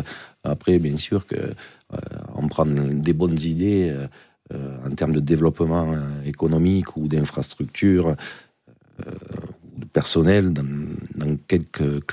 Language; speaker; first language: French; native; French